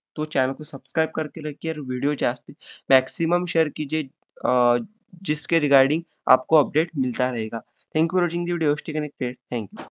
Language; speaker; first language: Hindi; non-native, local second language; Marathi